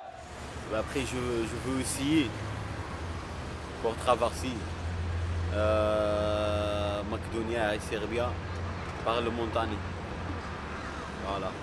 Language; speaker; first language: French; non-native, local second language; Arabic